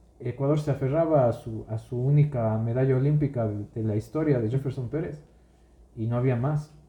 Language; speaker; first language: Spanish; native; Spanish